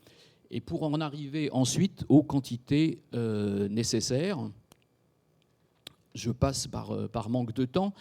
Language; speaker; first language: French; native; French